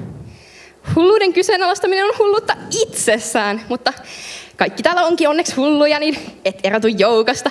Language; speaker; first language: Finnish; native; Finnish